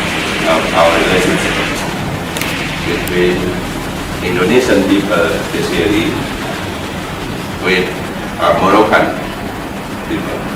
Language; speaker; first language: English; non-native, fluent; Indonesian